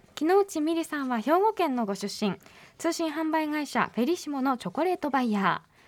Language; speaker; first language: Japanese; native; Japanese